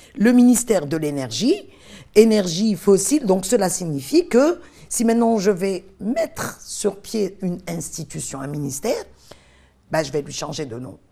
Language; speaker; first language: French; non-native, local second language; Arabic